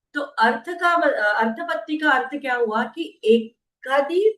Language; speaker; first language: Hindi; non-native, local second language; Marathi